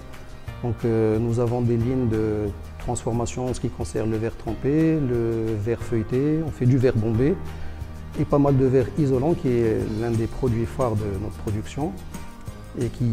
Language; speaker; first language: French; non-native, local second language; Arabic